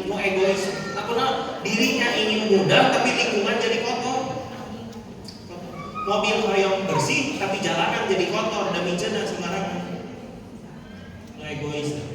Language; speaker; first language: Indonesian; non-native, local second language; Sundanese